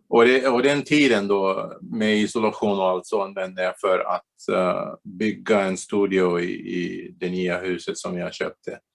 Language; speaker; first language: Swedish; non-native, fluent; Bulgarian